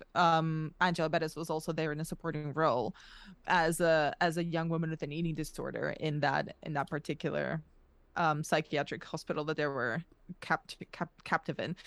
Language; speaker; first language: English; early bilingual, other home language; Russian